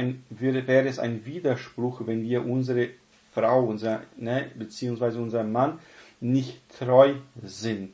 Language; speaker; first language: German; non-native, fluent; Portuguese